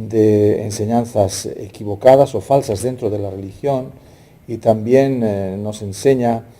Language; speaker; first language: Spanish; native; Spanish